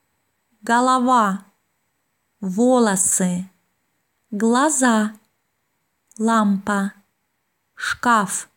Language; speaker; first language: Russian; non-native, learner; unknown